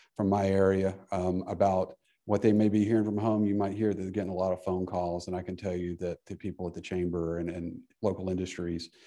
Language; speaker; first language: English; native; English